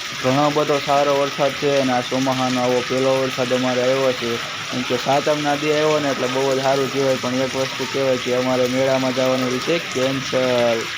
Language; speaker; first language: Gujarati; native; Gujarati